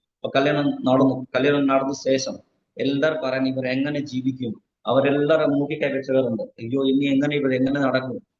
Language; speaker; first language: Malayalam; non-native, fluent; Nepali